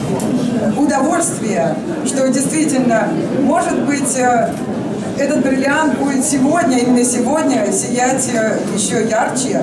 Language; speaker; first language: Russian; native; Russian